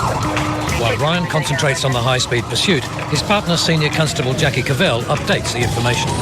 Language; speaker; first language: English; native; English